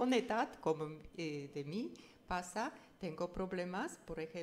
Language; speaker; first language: Spanish; non-native, fluent; Polish